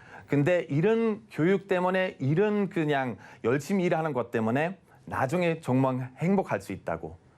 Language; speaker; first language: Korean; non-native, fluent; German